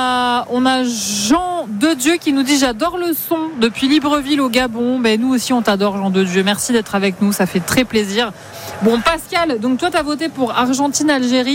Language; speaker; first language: French; native; French